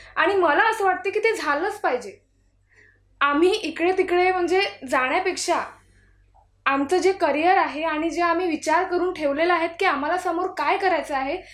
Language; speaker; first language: Marathi; native; Marathi